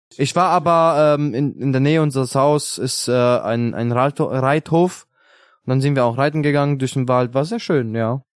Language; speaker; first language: German; early bilingual, other home language; Italian